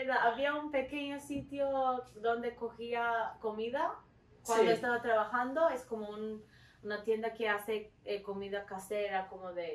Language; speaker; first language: Spanish; non-native, learner; Turkish